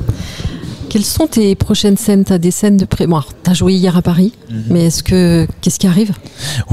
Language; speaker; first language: French; native; French